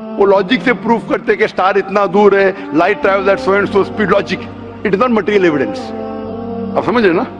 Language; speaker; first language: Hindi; non-native, local second language; Konkani